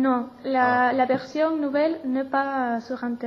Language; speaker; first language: French; non-native, learner; Spanish